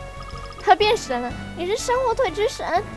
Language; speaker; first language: Chinese; native; Chinese